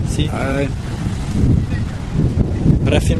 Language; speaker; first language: French; native; French